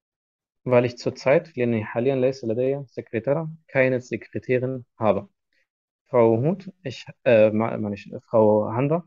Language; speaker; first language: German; non-native, fluent; Arabic